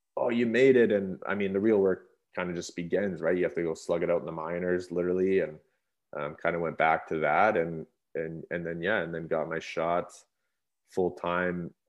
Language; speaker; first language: English; native; English